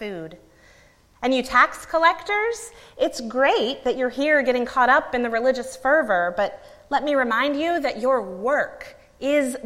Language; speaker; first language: English; native; English